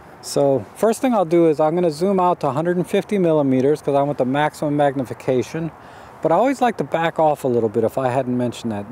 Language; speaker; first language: English; native; English